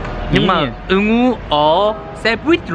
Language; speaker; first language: Vietnamese; non-native, fluent; Korean